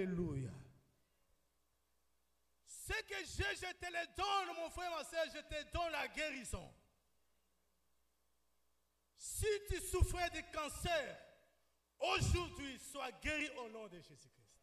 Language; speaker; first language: French; non-native, local second language; Lingala